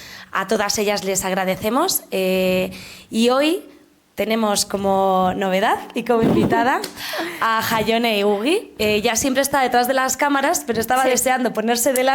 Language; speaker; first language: Spanish; native; Spanish